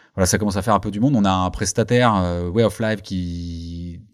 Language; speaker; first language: French; early bilingual, other home language; Turkish